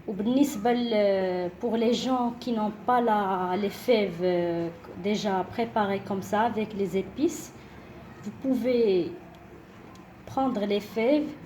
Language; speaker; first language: French; non-native, local second language; Arabic